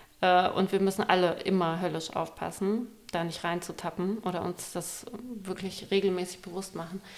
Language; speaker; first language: German; early bilingual, other home language; Persian